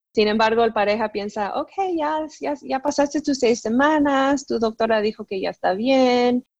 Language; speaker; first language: Spanish; early bilingual, heritage; Spanish